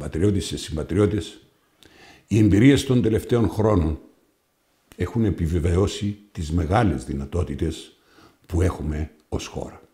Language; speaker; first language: Greek; native; Greek